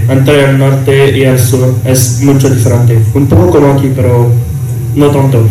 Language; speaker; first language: Spanish; non-native, learner; French